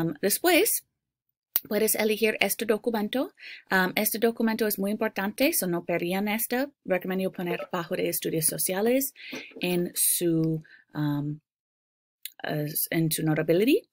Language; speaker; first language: Spanish; non-native, fluent; English